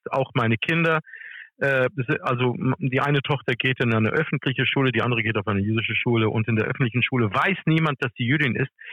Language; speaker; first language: German; early bilingual, other home language; English